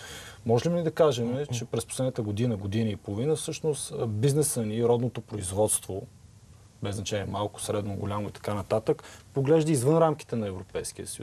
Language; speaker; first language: Bulgarian; native; Bulgarian